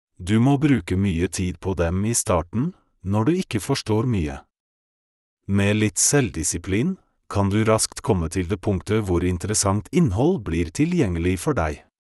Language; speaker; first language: Norwegian; non-native, fluent; Polish